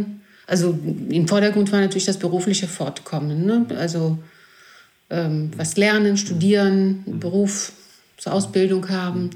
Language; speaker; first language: German; non-native, fluent; Greek